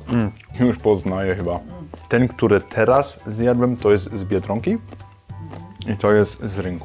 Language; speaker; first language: Polish; non-native, learner; German